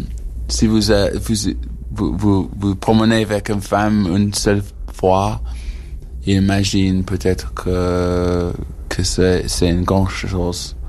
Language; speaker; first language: French; non-native, learner; English